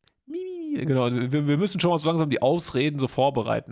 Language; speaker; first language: German; native; German